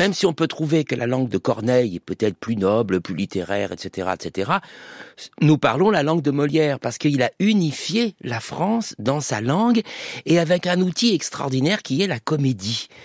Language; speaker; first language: French; native; French